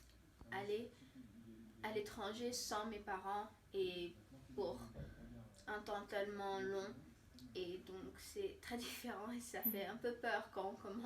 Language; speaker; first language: French; non-native, fluent; English